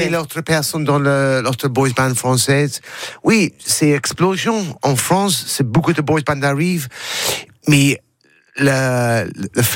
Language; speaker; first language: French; non-native, learner; English